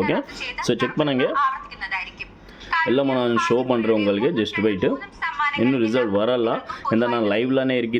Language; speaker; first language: Tamil; non-native, learner; Kannada